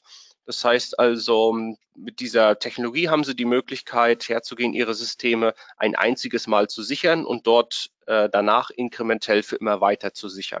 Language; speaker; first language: German; native; German